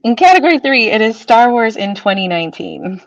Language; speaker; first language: English; native; English